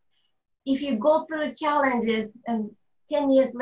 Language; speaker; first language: English; non-native, learner; Japanese